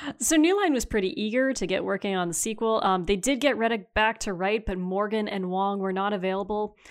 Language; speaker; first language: English; native; English